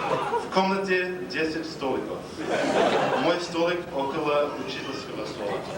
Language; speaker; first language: Russian; non-native, learner; English